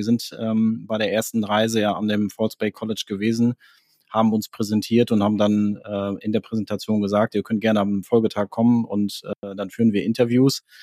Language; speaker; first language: German; native; German